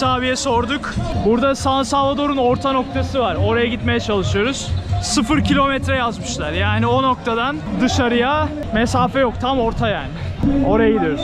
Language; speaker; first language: Turkish; native; Turkish